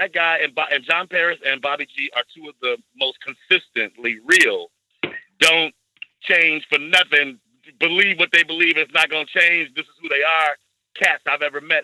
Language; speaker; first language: English; native; English